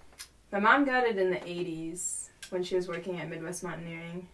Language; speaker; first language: English; native; English